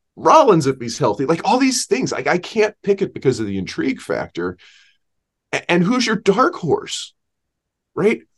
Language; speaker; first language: English; native; English